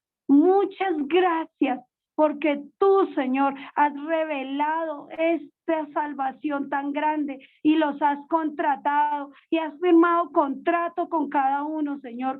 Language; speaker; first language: Spanish; native; Spanish